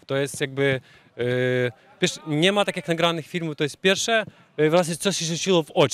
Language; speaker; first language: Polish; non-native, fluent; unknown